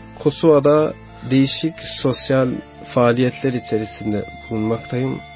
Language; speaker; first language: Turkish; non-native, fluent; Albanian